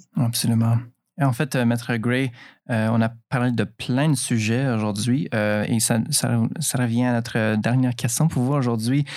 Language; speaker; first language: French; native; French